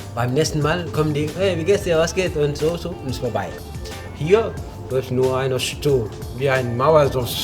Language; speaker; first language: German; non-native, learner; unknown